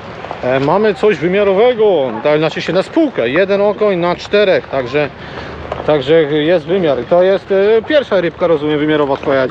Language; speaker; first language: Polish; native; Polish